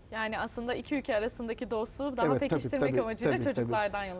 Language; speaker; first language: Turkish; native; Turkish